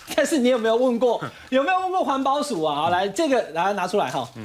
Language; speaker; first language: Chinese; native; Chinese